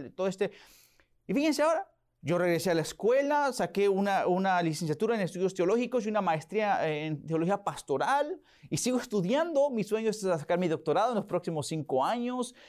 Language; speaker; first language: Spanish; early bilingual, heritage; Spanish